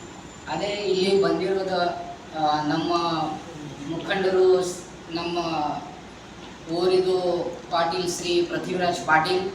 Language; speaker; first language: Kannada; non-native, local second language; Marathi